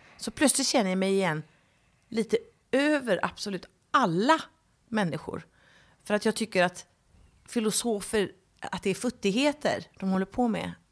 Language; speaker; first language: Swedish; native; Swedish